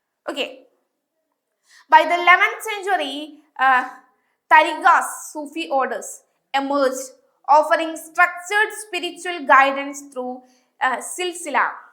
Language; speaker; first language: English; non-native, local second language; Malayalam